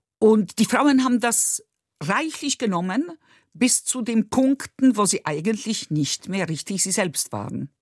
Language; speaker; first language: German; non-native, fluent; Polish